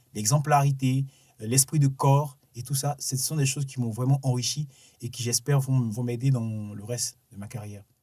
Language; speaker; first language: French; non-native, local second language; Sango